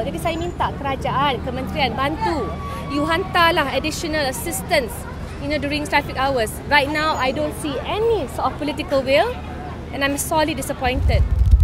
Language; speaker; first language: English; non-native, local second language; Malay